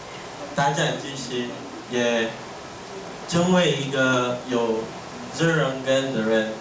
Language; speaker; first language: Chinese; non-native, learner; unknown